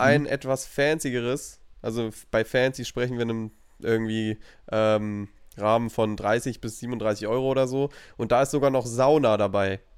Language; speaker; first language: German; native; German